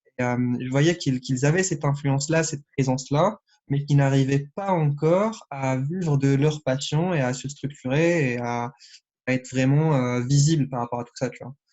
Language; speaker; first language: French; non-native, local second language; Arabic